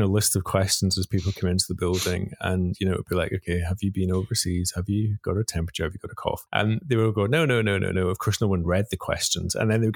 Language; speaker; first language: English; native; English